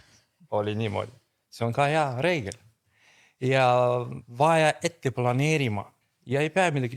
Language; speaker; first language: Estonian; non-native, fluent; Russian